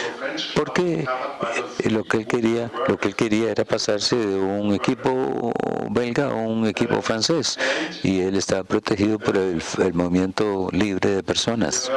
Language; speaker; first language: Spanish; non-native, fluent; German